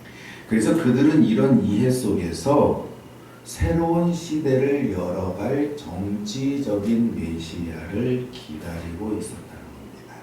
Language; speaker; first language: Korean; native; Korean